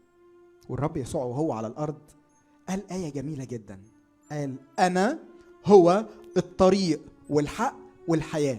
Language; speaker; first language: Arabic; native; Arabic